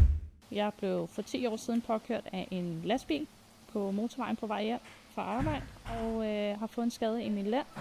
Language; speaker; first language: Danish; native; Danish